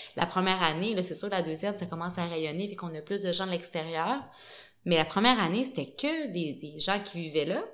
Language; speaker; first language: French; native; French